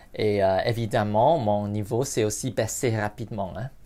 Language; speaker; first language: English; non-native, local second language; Cantonese